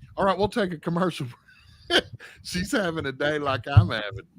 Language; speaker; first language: English; native; English